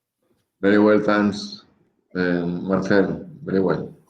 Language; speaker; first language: English; non-native, learner; Spanish